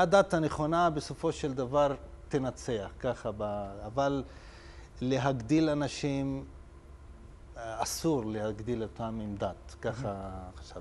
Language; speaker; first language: Hebrew; non-native, local second language; Arabic